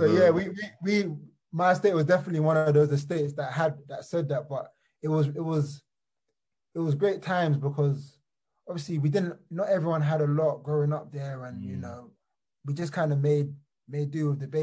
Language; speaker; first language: English; native; English